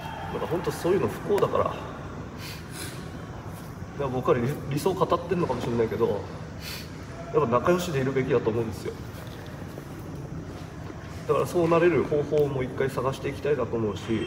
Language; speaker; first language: Japanese; native; Japanese